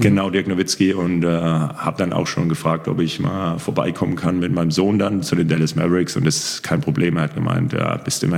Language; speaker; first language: German; native; German